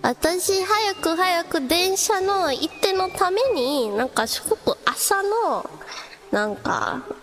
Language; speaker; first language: Japanese; non-native, learner; English